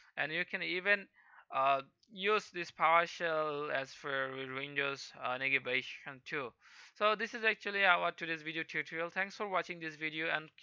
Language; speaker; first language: English; non-native, local second language; Hindi